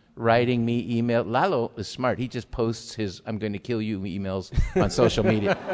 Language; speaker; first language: English; early bilingual, other home language; Spanish